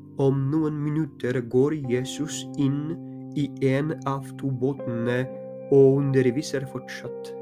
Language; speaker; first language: Norwegian; non-native, fluent; Polish